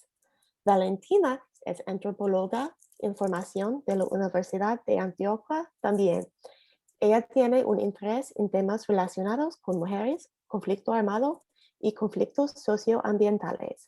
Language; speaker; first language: Spanish; non-native, learner; English